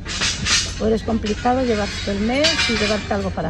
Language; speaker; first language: Spanish; native; Spanish